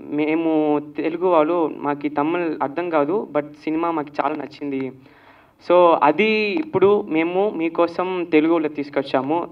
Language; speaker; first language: Telugu; native; Telugu